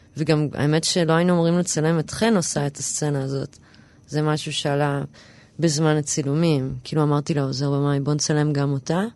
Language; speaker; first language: Hebrew; early bilingual, other home language; English